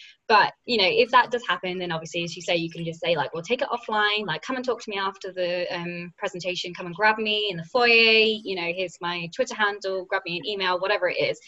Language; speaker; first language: English; native; English